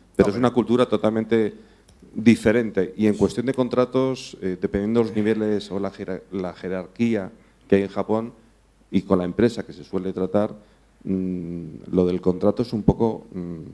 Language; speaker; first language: Spanish; non-native, fluent; English